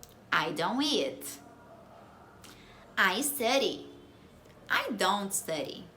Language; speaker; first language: English; non-native, fluent; Portuguese